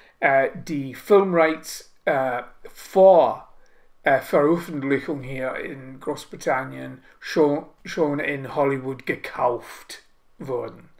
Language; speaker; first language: German; non-native, learner; English